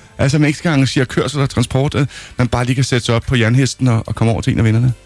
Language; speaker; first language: Danish; native; Danish